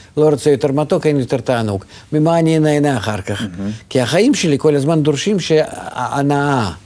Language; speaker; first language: Hebrew; non-native, fluent; Russian